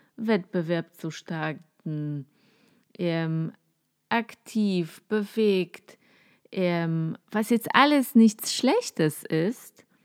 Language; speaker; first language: German; non-native, fluent; Polish